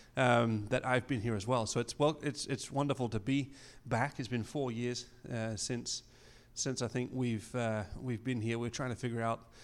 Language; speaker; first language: English; native; English